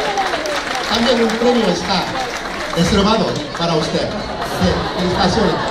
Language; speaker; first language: Spanish; non-native, local second language; Korean